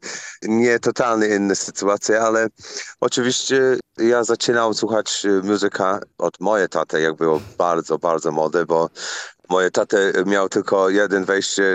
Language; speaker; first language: Polish; non-native, learner; English